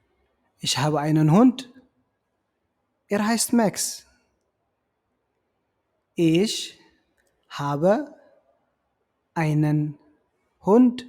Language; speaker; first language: German; non-native, fluent; Tigrinya